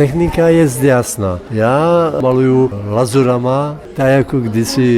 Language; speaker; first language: Polish; non-native, learner; Czech